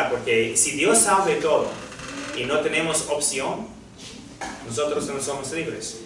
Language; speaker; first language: Spanish; non-native, fluent; English